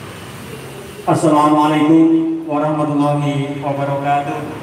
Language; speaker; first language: Indonesian; native; Indonesian